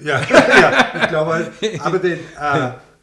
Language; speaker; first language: German; non-native, fluent; English